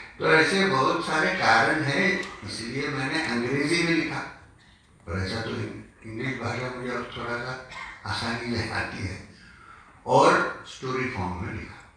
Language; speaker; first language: Hindi; non-native, local second language; Malayalam